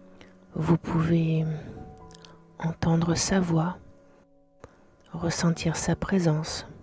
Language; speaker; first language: French; native; French